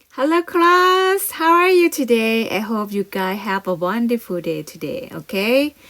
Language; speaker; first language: English; non-native, learner; Thai